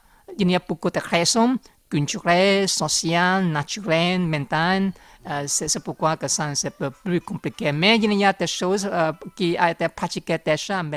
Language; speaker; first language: French; non-native, learner; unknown